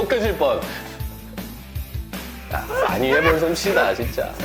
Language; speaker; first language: Korean; native; Korean